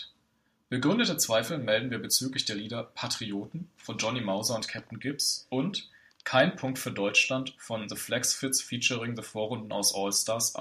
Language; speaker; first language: German; native; German